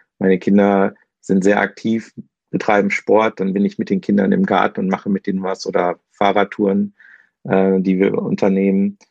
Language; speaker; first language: German; native; German